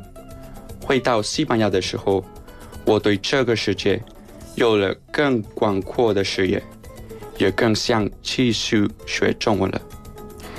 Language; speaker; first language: Chinese; non-native, learner; Spanish